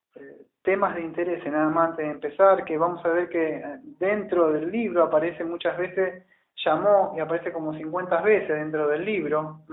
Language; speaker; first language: Spanish; native; Spanish